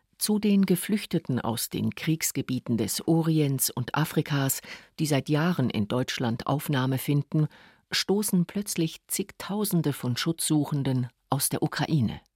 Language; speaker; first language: German; native; German